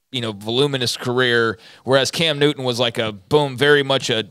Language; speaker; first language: English; native; English